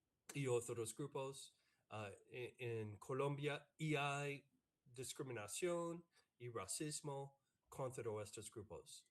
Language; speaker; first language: Spanish; non-native, fluent; English